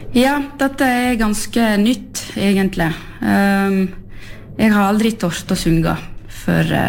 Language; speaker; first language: Norwegian; early bilingual, heritage; French